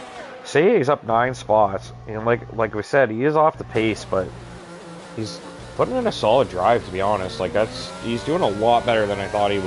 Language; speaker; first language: English; native; English